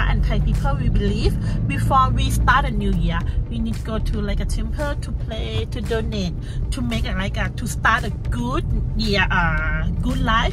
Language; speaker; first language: English; non-native, learner; Thai